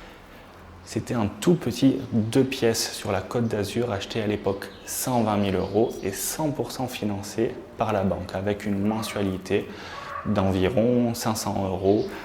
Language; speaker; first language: French; native; French